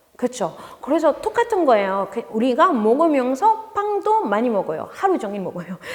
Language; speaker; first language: Korean; non-native, fluent; French